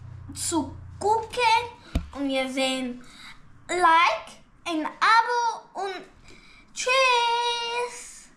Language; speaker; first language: German; early bilingual, heritage; Bosnian